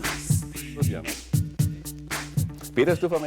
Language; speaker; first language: German; native; German